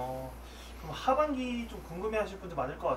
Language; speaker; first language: Korean; native; Korean